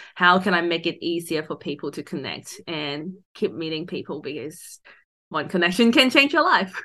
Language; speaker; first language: English; non-native, local second language; Cantonese